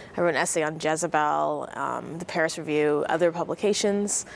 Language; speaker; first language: English; native; English